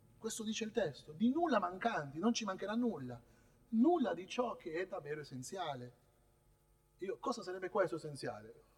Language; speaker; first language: Italian; non-native, fluent; Spanish